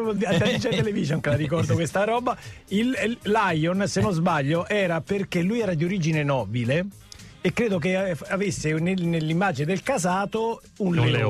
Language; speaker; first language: Italian; native; Italian